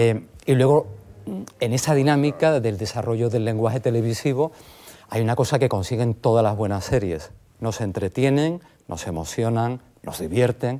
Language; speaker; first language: Spanish; native; Spanish